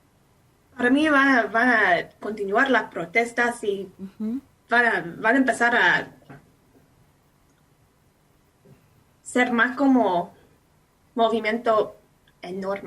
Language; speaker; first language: Spanish; non-native, fluent; English